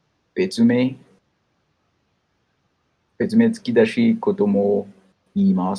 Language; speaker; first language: Japanese; non-native, learner; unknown